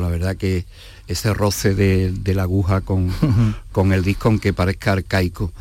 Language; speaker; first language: Spanish; native; Spanish